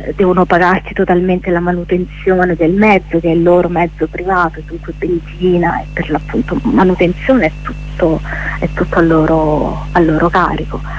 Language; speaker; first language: Italian; native; Italian